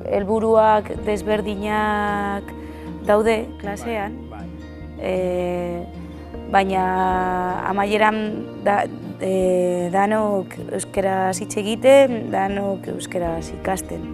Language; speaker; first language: Basque; non-native, local second language; Spanish